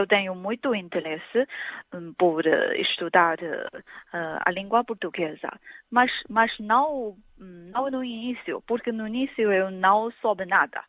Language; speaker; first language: Portuguese; non-native, fluent; Chinese